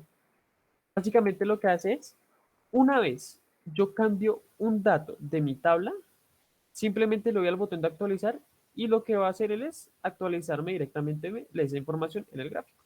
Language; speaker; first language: Spanish; native; Spanish